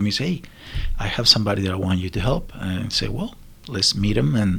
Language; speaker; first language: English; non-native, learner; Spanish